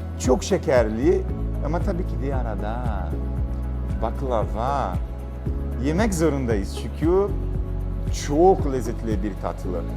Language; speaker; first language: Turkish; non-native, learner; Portuguese